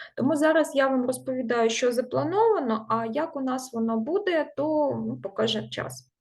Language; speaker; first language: Ukrainian; non-native, local second language; Russian